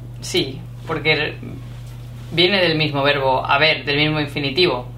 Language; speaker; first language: Spanish; non-native, learner; English